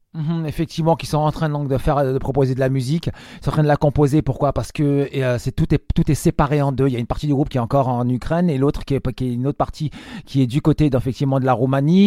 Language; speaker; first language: French; native; French